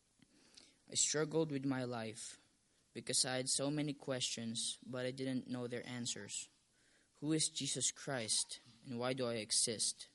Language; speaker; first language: English; non-native, local second language; Filipino